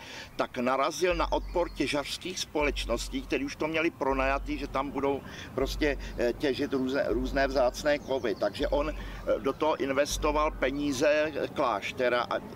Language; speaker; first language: Czech; native; Czech